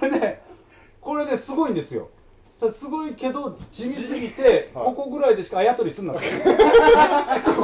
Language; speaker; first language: Japanese; native; Japanese